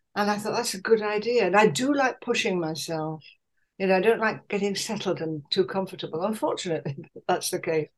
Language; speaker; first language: English; native; English